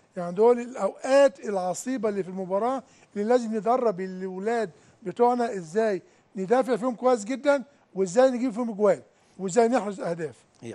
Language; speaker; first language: Arabic; native; Arabic